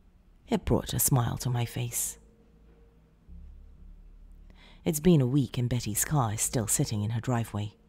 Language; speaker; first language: English; native; English